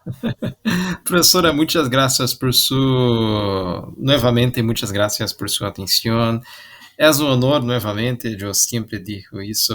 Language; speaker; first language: Spanish; non-native, learner; Portuguese